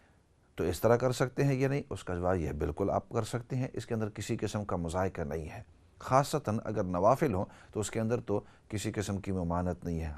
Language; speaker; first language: Urdu; native; Urdu